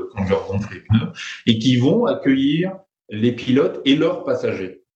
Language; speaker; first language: French; native; French